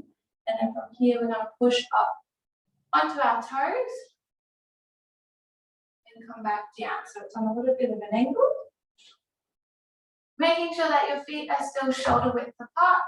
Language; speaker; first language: English; native; English